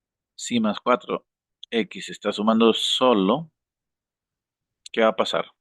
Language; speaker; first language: Spanish; native; Spanish